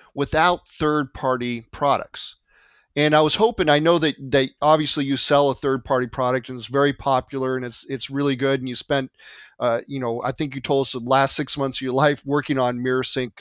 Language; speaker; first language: English; native; English